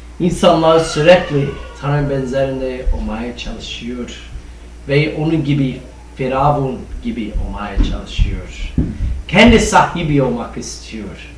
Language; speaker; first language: Turkish; non-native, fluent; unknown